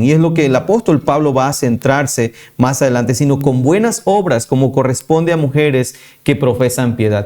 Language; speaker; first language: Spanish; native; Spanish